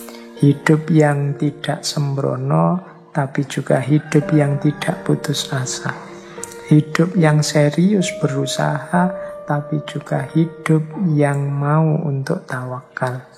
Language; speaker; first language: Indonesian; native; Indonesian